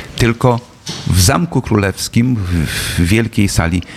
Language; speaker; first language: Polish; native; Polish